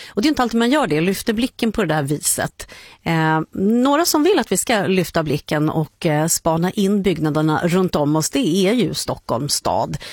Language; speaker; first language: Swedish; native; Swedish